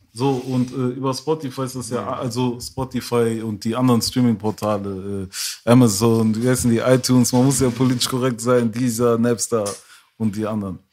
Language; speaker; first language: German; early bilingual, other home language; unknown